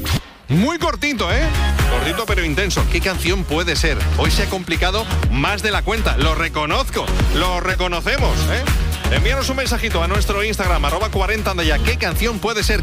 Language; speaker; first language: Spanish; native; Spanish